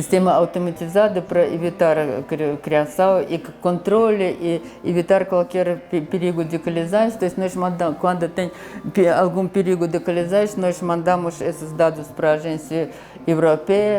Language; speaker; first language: Portuguese; non-native, fluent; Russian